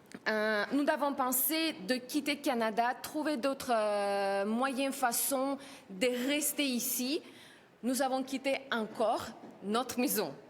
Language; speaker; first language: French; non-native, learner; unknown